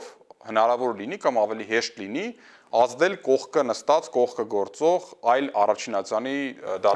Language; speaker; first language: Armenian; native; Armenian